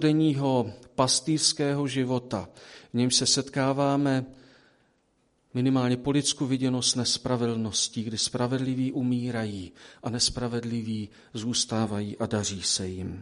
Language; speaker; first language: Czech; native; Czech